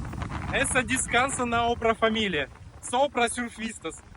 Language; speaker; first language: Portuguese; non-native, learner; Russian